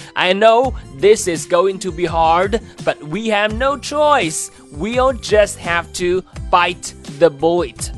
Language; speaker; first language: English; non-native, fluent; Chinese